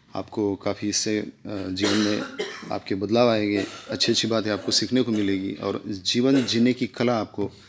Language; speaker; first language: Hindi; non-native, local second language; Marathi